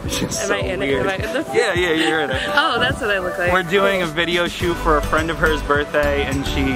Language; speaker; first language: English; native; English